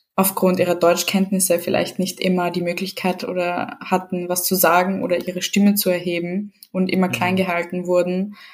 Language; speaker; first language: German; early bilingual, other home language; Serbian